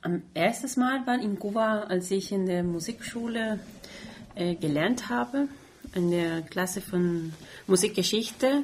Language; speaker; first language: German; non-native, fluent; Spanish